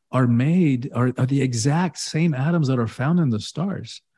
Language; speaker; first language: English; early bilingual, other home language; Spanish